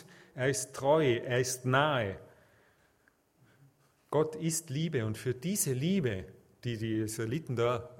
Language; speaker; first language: German; native; German